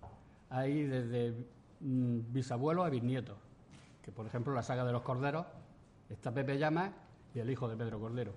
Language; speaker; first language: Spanish; native; Spanish